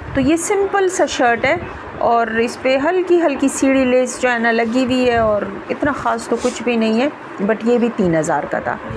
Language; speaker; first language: Urdu; non-native, local second language; Pashto